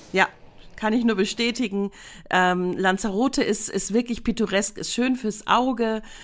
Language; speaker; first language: German; native; German